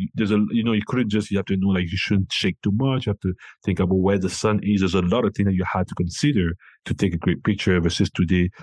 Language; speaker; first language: English; non-native, local second language; French